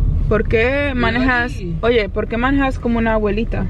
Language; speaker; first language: Spanish; early bilingual, heritage; Spanish